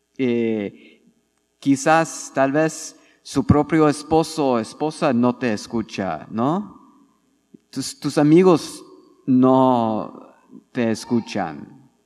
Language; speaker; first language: Spanish; non-native, fluent; English